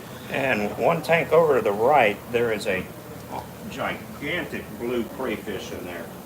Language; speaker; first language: English; native; English